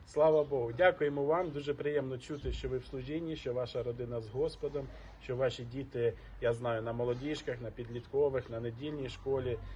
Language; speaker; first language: Ukrainian; non-native, local second language; Russian